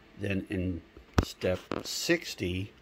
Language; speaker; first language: English; native; English